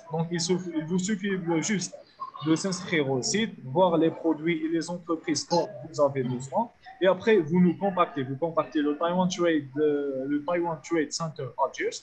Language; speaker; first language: French; non-native, local second language; Arabic